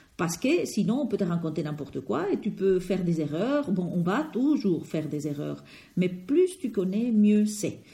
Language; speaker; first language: French; non-native, fluent; Spanish